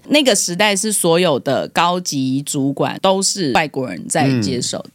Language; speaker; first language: Chinese; native; Chinese